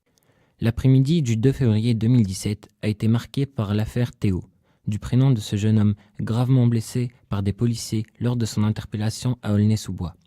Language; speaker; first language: French; native; French